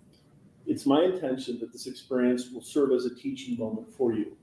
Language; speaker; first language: English; native; English